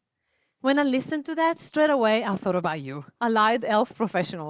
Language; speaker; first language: English; non-native, fluent; Italian